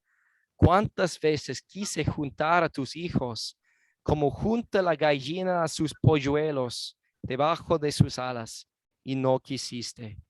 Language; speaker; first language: Spanish; non-native, fluent; English